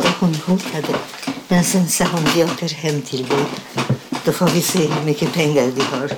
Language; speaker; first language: Swedish; non-native, fluent; Polish